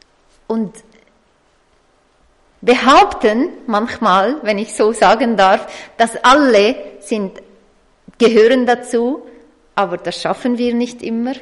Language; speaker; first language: German; non-native, fluent; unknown